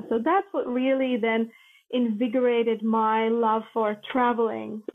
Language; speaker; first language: English; non-native, fluent; Latvian